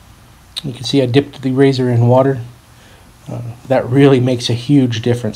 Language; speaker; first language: English; native; English